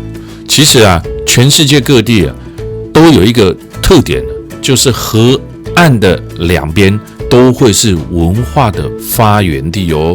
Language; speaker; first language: Chinese; native; Chinese